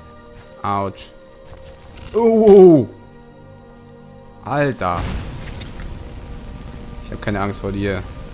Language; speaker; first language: German; native; German